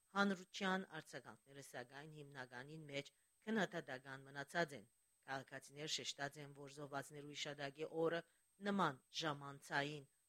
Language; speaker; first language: Armenian; early bilingual, heritage; Armenian